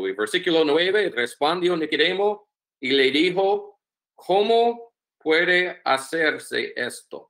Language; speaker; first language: Spanish; non-native, learner; English